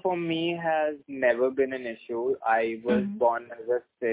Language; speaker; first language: English; non-native, local second language; Hindi